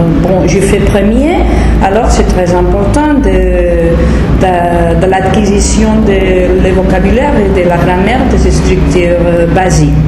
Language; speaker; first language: French; non-native, fluent; Spanish